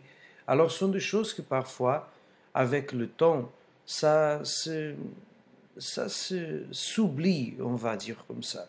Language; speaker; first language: French; non-native, fluent; Portuguese